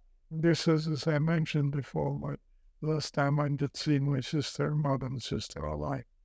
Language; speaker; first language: English; non-native, fluent; Polish